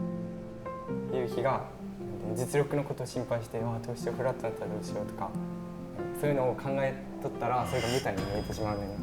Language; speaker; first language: Japanese; native; Japanese